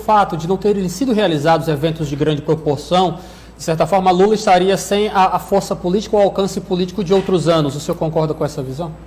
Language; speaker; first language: Portuguese; native; Portuguese